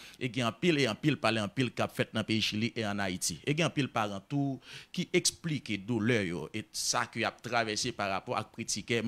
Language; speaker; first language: French; non-native, local second language; Haitian Creole